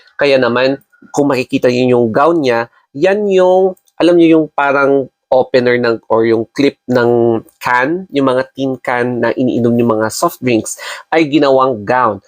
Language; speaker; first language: Filipino; non-native, local second language; Iloko